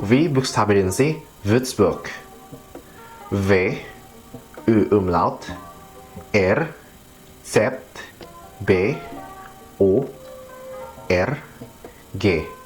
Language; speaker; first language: German; non-native, fluent; Indonesian